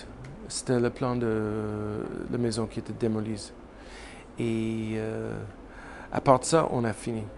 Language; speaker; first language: French; non-native, learner; English